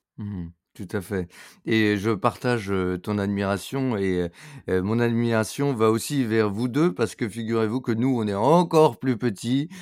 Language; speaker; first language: French; native; French